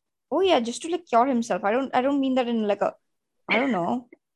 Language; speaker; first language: English; non-native, local second language; Hindi